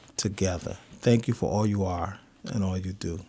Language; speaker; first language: English; native; English